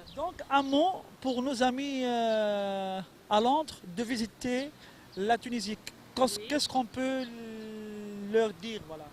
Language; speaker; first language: French; non-native, local second language; Arabic